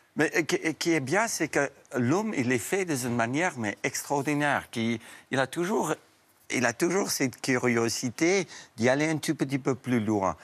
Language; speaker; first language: French; non-native, fluent; Afrikaans